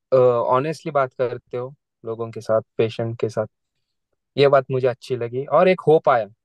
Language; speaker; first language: Hindi; non-native, local second language; Marathi